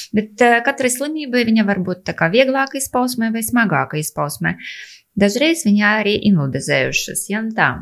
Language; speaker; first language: Latvian; non-native, local second language; Russian